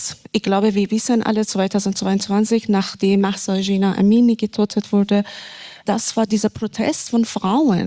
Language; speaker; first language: German; non-native, learner; Persian